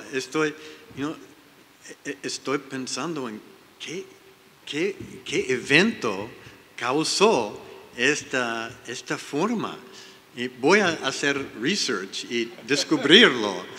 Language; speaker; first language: Spanish; non-native, learner; English